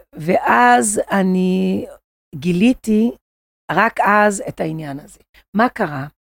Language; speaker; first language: Hebrew; non-native, fluent; Portuguese